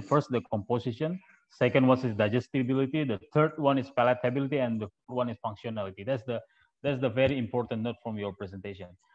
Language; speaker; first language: English; non-native, fluent; Indonesian